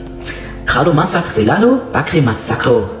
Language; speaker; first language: Indonesian; non-native, learner; German